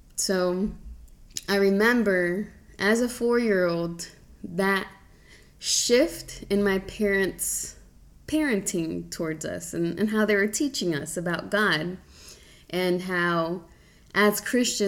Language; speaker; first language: English; native; English